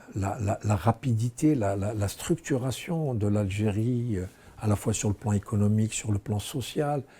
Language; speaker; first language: French; non-native, local second language; Arabic